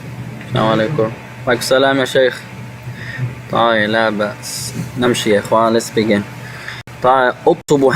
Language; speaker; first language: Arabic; non-native, fluent; English